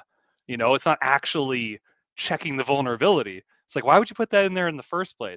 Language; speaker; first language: English; native; English